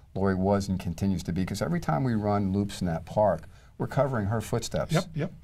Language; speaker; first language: English; native; English